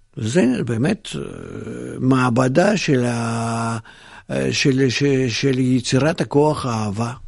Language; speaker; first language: Hebrew; non-native, fluent; Russian